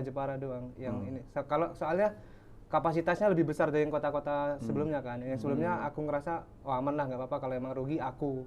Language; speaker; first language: Indonesian; native; Indonesian